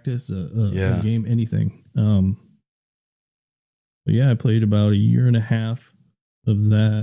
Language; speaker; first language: English; native; English